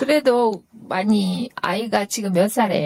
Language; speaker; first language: Korean; non-native, fluent; Kyrgyz